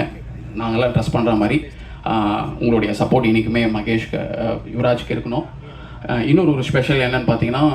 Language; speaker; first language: Tamil; native; Tamil